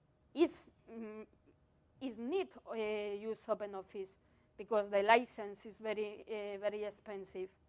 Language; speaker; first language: English; non-native, learner; Spanish